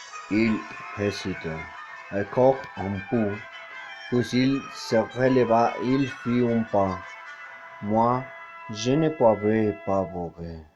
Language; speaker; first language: French; non-native, learner; Spanish